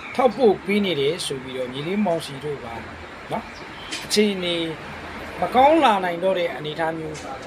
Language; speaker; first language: Burmese; native; Burmese